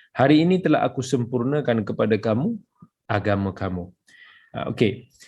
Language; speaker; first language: Malay; native; Malay